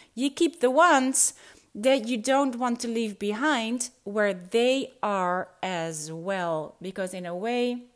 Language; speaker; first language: English; non-native, fluent; Dutch